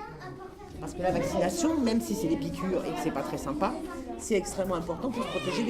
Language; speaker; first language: French; native; French